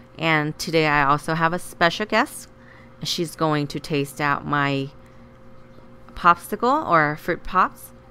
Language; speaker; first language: English; non-native, fluent; Thai